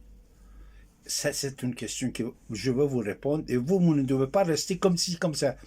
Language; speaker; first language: French; non-native, fluent; Persian